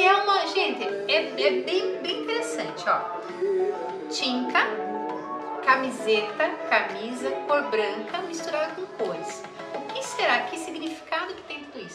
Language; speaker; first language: Portuguese; native; Portuguese